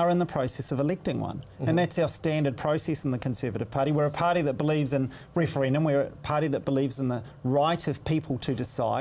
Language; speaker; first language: English; native; English